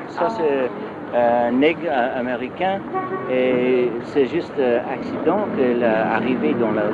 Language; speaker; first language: French; non-native, fluent; English